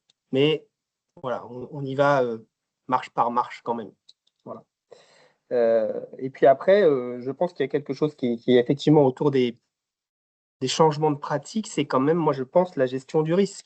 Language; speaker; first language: French; native; French